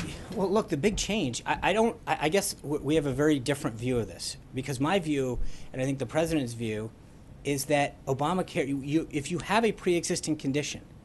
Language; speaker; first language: English; native; English